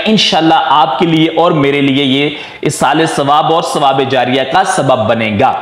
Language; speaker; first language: Urdu; non-native, local second language; Punjabi